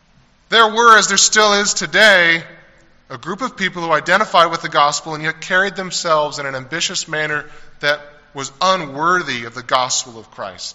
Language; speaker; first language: English; native; English